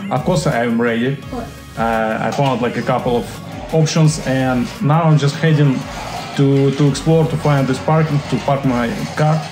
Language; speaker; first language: English; non-native, fluent; Russian